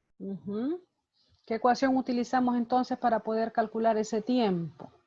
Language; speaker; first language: Spanish; native; Spanish